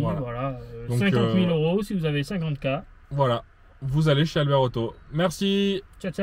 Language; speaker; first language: French; native; French